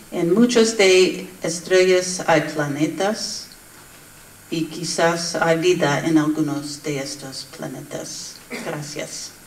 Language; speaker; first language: Spanish; non-native, learner; English